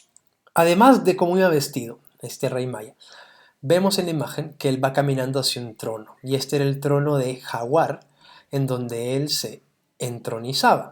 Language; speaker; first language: Spanish; native; Spanish